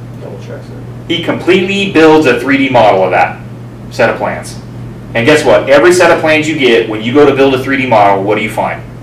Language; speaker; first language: English; native; English